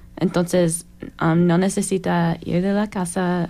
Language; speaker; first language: Spanish; non-native, learner; English